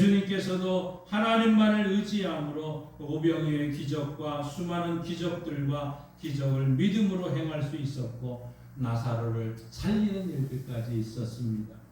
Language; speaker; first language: Korean; native; Korean